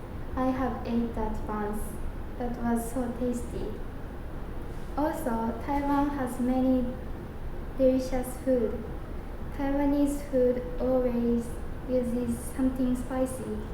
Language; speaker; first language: English; non-native, learner; Japanese